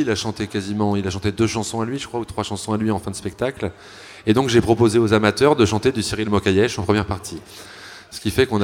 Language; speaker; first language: French; native; French